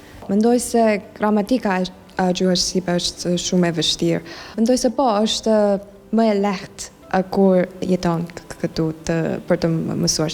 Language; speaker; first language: Albanian; non-native, learner; Chinese